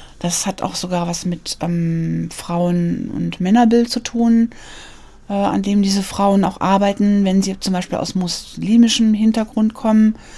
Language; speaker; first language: German; native; German